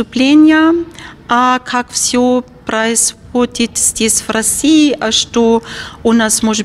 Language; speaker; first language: Russian; non-native, fluent; German